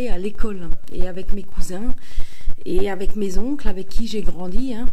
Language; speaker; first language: French; native; French